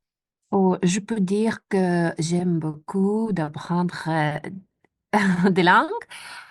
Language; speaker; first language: French; non-native, fluent; Ukrainian